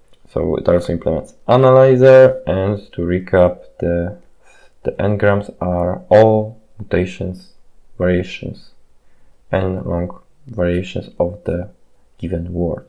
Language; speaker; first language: English; non-native, fluent; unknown